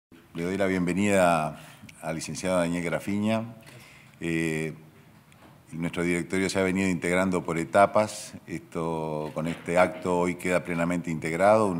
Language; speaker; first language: Spanish; native; Spanish